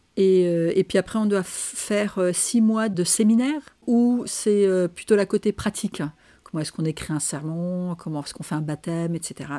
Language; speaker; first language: French; non-native, fluent; Danish